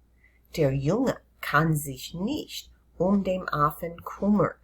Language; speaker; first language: German; non-native, fluent; English